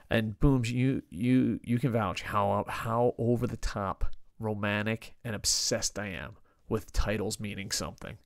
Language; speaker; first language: English; native; English